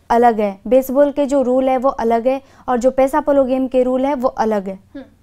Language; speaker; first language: Hindi; native; Hindi